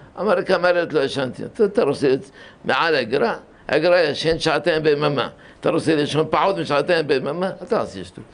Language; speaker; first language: Hebrew; early bilingual, other home language; Arabic